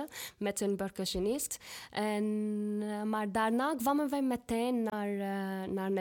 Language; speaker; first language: Dutch; non-native, learner; Arabic